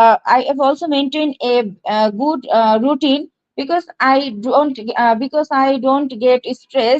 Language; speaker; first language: English; non-native, learner; Bangla